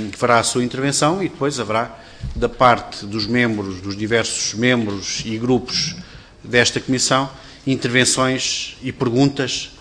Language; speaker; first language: Portuguese; native; Portuguese